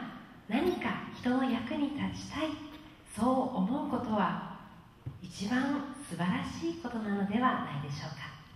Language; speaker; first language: Japanese; native; Japanese